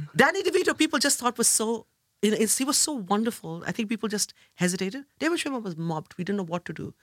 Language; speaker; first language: English; non-native, local second language; Bangla